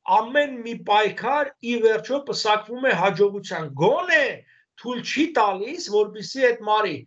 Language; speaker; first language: Armenian; native; Armenian